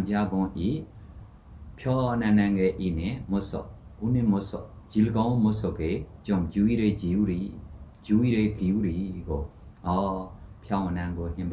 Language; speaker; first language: Korean; non-native, learner; Burmese